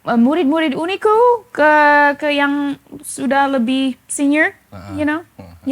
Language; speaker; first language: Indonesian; non-native, fluent; English